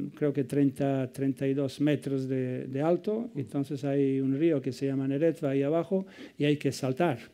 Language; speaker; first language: Spanish; non-native, fluent; Bosnian